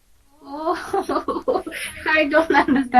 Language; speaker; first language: English; non-native, fluent; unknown